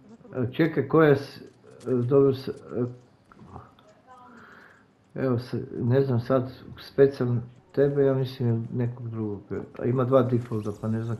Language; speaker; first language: Serbian; native; Serbian